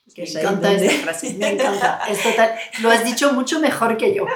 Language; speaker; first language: Spanish; non-native, fluent; French